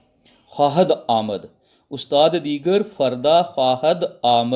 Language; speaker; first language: Persian; non-native, fluent; Urdu